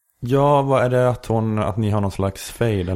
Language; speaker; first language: Swedish; native; Swedish